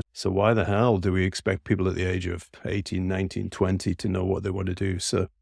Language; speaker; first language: English; native; English